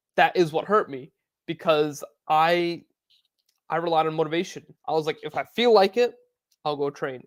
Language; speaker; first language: English; native; English